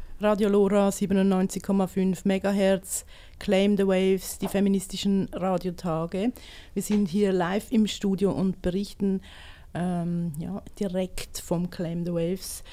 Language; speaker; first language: German; native; German